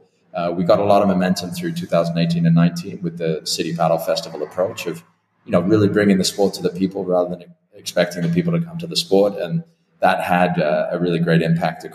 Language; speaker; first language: English; native; English